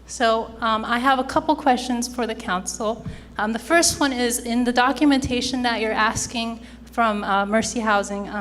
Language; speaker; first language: English; native; English